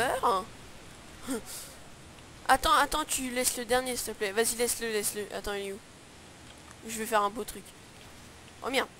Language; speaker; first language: French; native; French